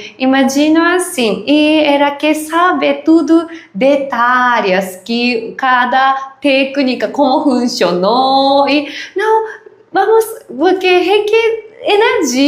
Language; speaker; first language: Portuguese; non-native, learner; Japanese